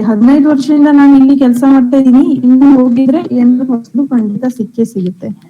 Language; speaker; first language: Kannada; non-native, local second language; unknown